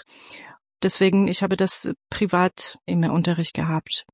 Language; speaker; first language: German; non-native, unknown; Persian